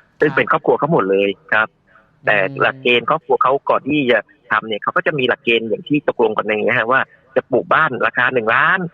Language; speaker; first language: Thai; native; Thai